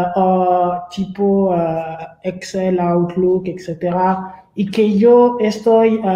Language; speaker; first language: Spanish; non-native, fluent; French